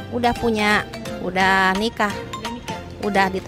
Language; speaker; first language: Indonesian; non-native, local second language; Sundanese